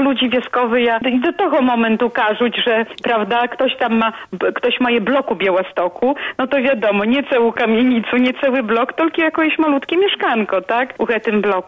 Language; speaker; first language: Polish; non-native, local second language; Belarusian